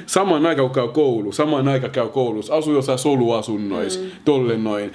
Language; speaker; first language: Finnish; early bilingual, other home language; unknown